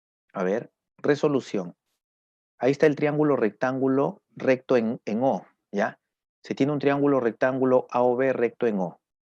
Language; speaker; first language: Spanish; native; Spanish